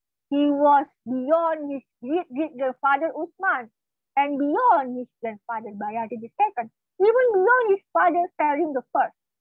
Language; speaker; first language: English; non-native, fluent; Indonesian